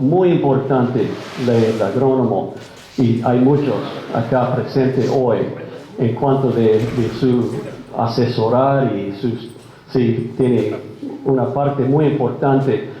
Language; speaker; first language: Spanish; non-native, fluent; English